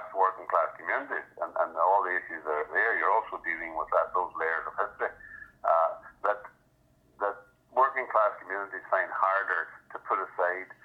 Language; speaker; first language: English; native; English